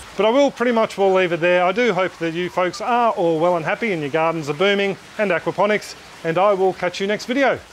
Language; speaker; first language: English; native; English